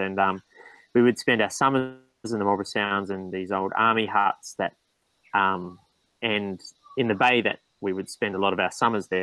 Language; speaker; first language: English; native; English